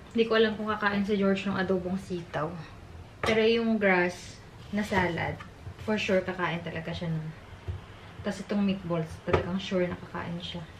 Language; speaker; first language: Filipino; non-native, local second language; Hiligaynon